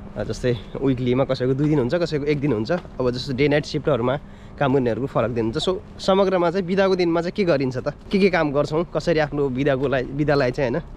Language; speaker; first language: Nepali; native; Nepali